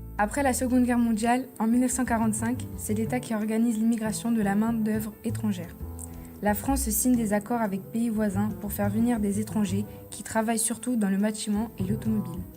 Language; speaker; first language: French; native; French